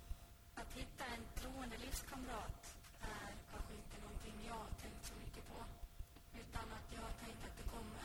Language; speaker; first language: Swedish; early bilingual, other home language; Finnish